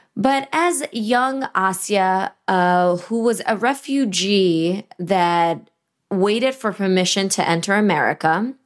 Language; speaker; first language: English; early bilingual, other home language; Russian